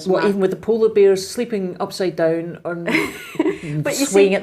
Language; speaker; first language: English; native; English